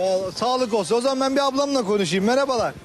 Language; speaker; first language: Turkish; native; Turkish